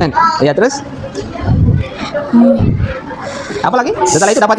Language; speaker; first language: Indonesian; native; Indonesian